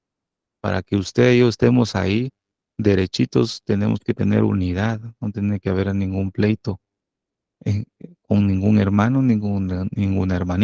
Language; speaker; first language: Spanish; native; Spanish